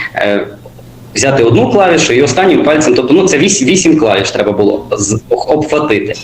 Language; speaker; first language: Ukrainian; native; Ukrainian